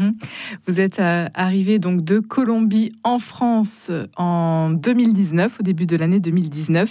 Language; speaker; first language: French; native; French